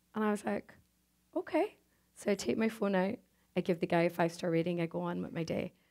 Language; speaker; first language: English; native; English